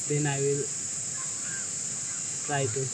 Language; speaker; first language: English; non-native, learner; Nepali